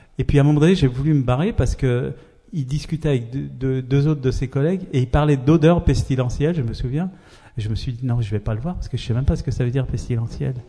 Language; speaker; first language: French; early bilingual, other home language; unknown